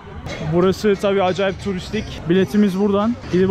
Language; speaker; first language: Turkish; native; Turkish